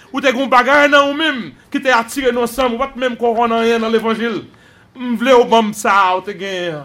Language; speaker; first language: French; non-native, local second language; Haitian Creole